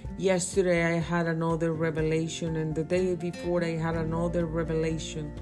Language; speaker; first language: English; non-native, fluent; Spanish